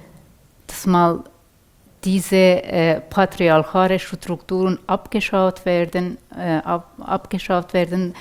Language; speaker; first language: German; non-native, fluent; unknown